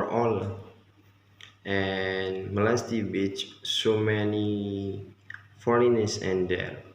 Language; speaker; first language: English; non-native, learner; Indonesian